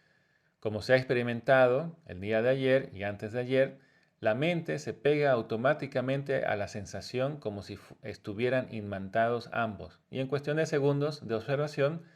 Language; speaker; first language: Spanish; native; Spanish